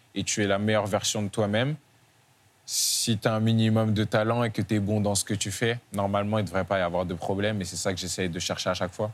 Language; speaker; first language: French; native; French